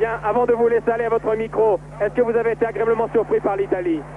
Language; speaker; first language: French; native; French